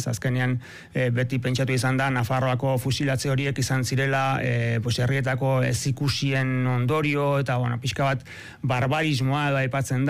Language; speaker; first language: Basque; native; Basque